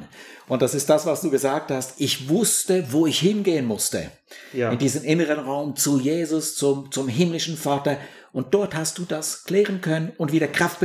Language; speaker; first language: German; native; German